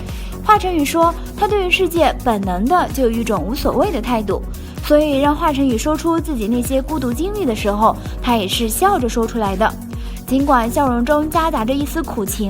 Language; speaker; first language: Chinese; native; Chinese